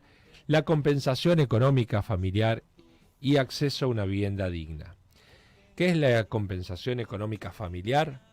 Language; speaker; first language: Spanish; native; Spanish